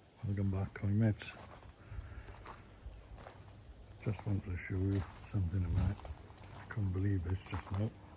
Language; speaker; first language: English; native; English